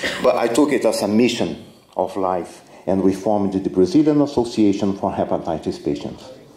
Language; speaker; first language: English; non-native, fluent; Portuguese